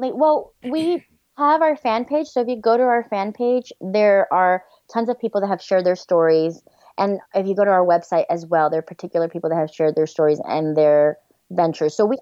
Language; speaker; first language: English; native; English